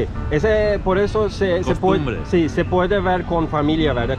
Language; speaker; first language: Spanish; non-native, learner; Turkish